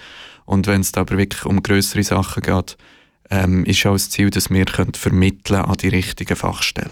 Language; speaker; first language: German; native; German